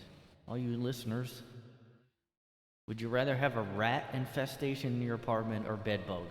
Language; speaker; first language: English; native; English